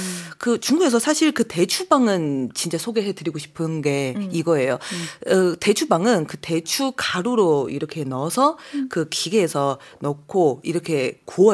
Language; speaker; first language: Korean; non-native, fluent; Chinese